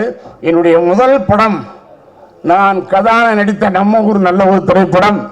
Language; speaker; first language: Tamil; native; Tamil